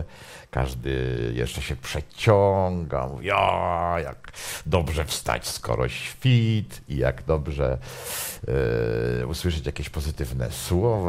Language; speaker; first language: Polish; native; Polish